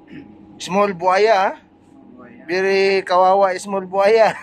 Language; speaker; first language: English; non-native, local second language; Filipino